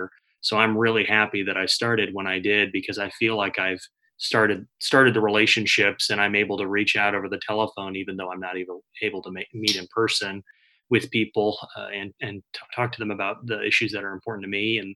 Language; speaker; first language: English; native; English